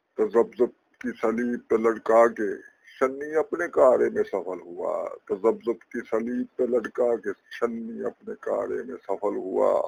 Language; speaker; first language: Urdu; non-native, local second language; Punjabi